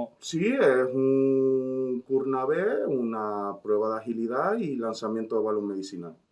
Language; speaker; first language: Spanish; native; Spanish